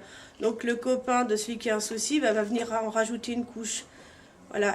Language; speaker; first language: French; native; French